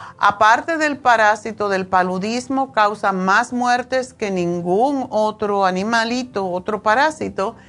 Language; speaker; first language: Spanish; native; Spanish